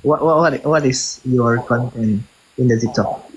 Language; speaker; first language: English; non-native, learner; Indonesian